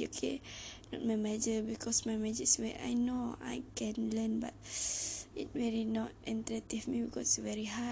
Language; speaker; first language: English; non-native, learner; Malay